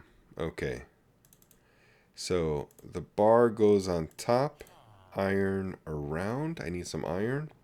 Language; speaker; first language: English; native; English